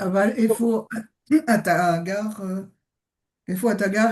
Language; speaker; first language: Hebrew; non-native, learner; French